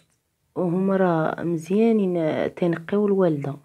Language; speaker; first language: Arabic; native; Arabic